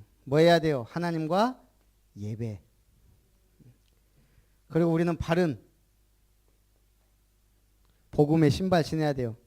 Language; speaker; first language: Korean; native; Korean